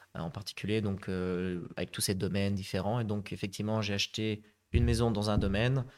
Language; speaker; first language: French; native; French